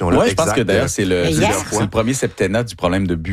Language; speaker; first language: French; native; French